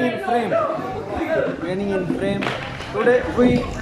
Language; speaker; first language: Italian; non-native, learner; Urdu